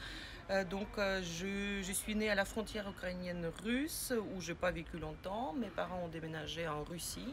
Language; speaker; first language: French; non-native, fluent; Russian